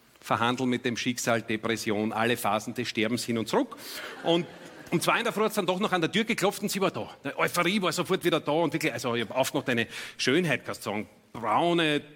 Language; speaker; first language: German; native; German